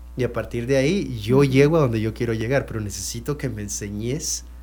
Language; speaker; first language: Spanish; non-native, fluent; French